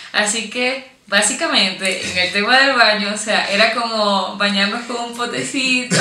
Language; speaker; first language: Spanish; native; Spanish